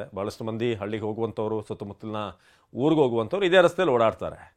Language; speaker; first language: Kannada; native; Kannada